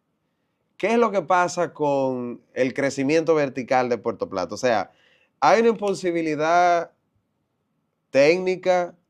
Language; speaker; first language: Spanish; native; Spanish